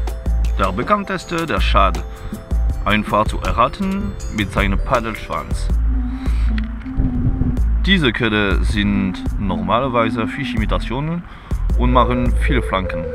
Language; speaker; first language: German; non-native, learner; French